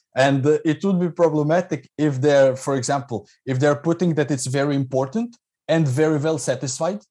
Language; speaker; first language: English; non-native, fluent; Croatian